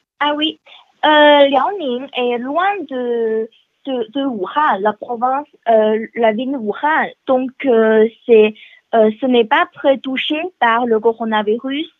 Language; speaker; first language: French; non-native, learner; Chinese